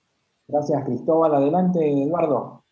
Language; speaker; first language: Spanish; native; Spanish